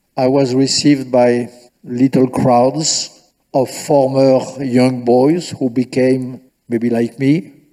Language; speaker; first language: English; non-native, fluent; French